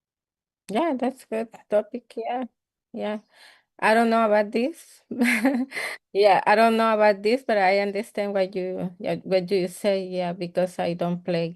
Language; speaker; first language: English; non-native, learner; Spanish